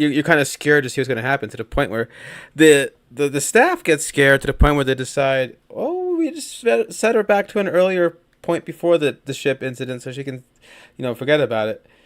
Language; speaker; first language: English; native; English